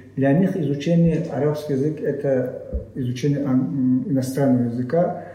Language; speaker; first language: Russian; non-native, local second language; Chechen